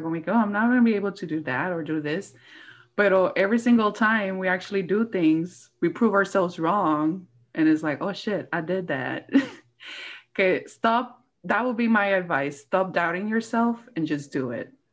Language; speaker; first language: English; early bilingual, other home language; Spanish